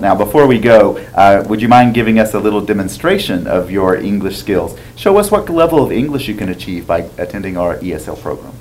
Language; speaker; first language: English; native; English